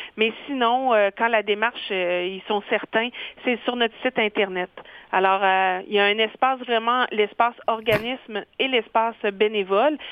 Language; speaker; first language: French; native; French